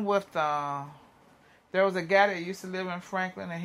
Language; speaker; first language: English; native; English